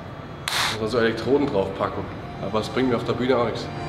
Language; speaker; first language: German; native; German